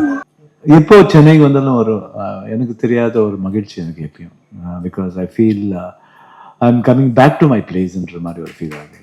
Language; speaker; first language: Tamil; non-native, local second language; Kannada